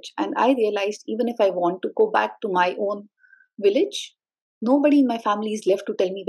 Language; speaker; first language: English; non-native, local second language; Hindi